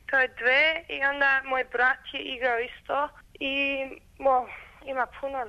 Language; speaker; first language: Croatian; early bilingual, heritage; Croatian